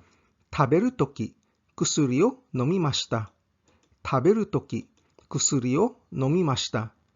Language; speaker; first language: Japanese; non-native, fluent; English